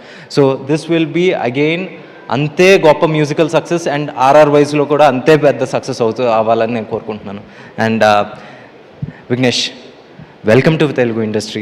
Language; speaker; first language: Telugu; native; Telugu